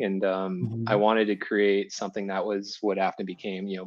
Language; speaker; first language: English; native; English